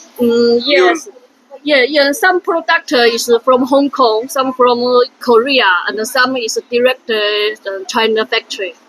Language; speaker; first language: English; non-native, learner; Chinese